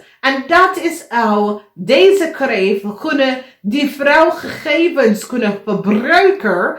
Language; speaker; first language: Dutch; non-native, learner; English